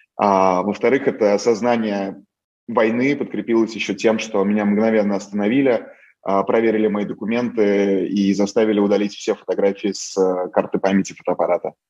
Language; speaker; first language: Russian; native; Russian